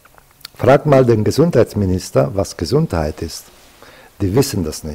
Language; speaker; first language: German; non-native, fluent; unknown